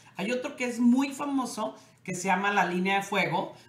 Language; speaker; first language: Spanish; native; Spanish